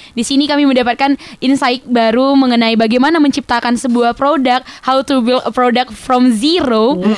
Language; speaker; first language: Indonesian; native; Indonesian